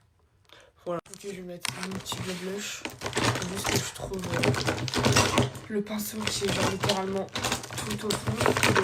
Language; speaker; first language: French; native; French